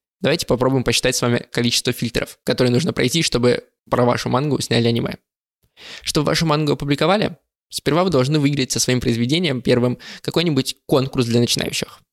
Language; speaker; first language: Russian; native; Russian